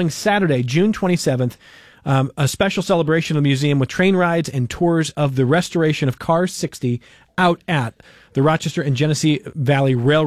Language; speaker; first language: English; native; English